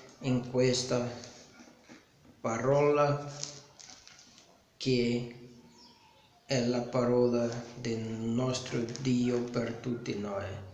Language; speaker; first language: Italian; non-native, learner; Portuguese